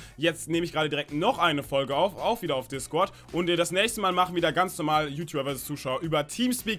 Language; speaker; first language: German; native; German